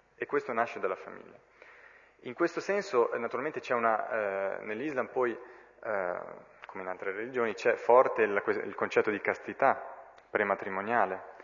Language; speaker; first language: Italian; early bilingual, other home language; Arabic